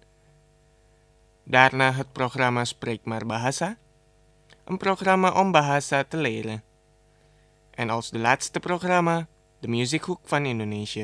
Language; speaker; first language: Dutch; non-native, fluent; Indonesian